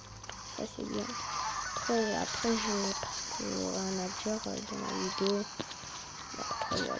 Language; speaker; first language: French; native; French